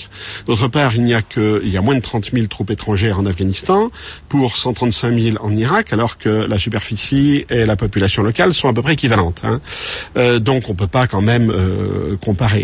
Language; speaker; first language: French; native; French